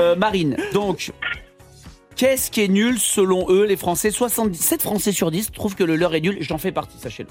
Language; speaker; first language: French; native; French